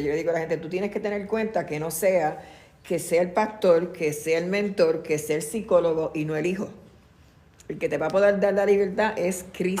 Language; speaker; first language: Spanish; native; Spanish